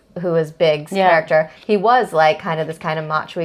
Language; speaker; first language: English; native; English